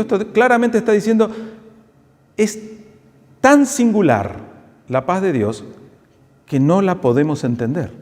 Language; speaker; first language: Spanish; native; Spanish